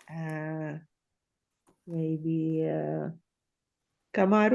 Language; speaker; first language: English; non-native, learner; Arabic